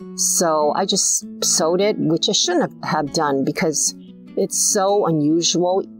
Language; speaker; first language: English; native; English